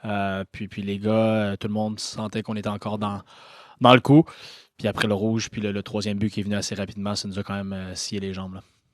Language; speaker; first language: French; native; French